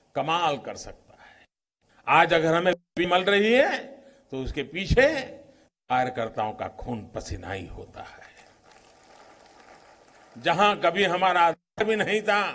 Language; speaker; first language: Hindi; non-native, local second language; Gujarati